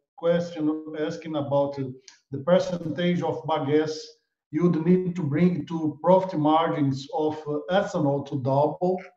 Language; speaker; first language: English; non-native, fluent; Portuguese